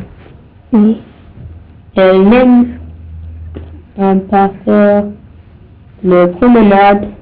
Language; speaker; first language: French; non-native, learner; English